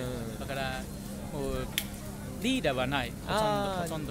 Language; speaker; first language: Japanese; non-native, fluent; English